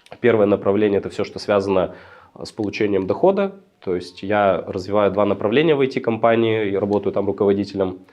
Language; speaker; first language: Russian; native; Russian